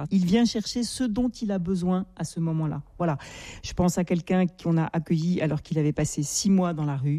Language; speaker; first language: French; native; French